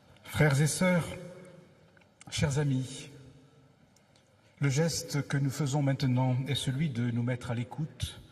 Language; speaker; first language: French; native; French